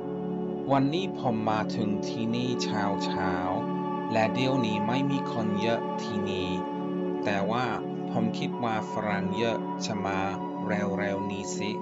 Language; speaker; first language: Thai; non-native, learner; English